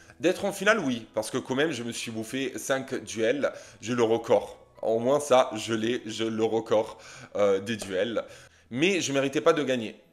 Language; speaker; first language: French; non-native, fluent; Italian